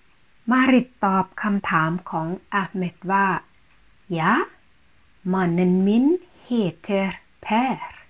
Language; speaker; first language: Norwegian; non-native, fluent; Thai